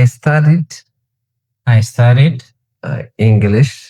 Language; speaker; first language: English; non-native, learner; Tigrinya